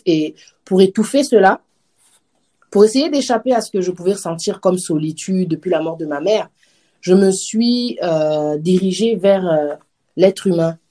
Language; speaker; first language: French; native; French